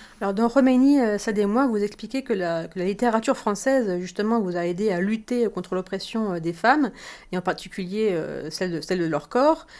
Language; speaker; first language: French; native; French